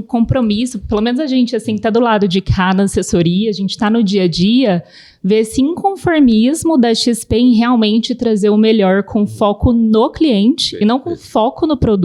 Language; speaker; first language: Portuguese; native; Portuguese